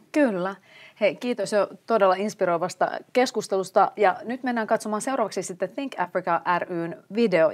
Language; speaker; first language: Finnish; native; Finnish